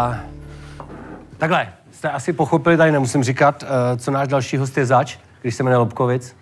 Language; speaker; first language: Czech; native; Czech